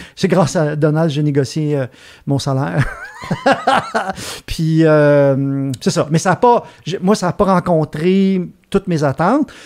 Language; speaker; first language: French; native; French